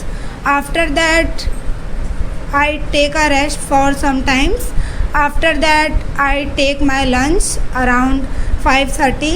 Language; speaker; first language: English; non-native, learner; Hindi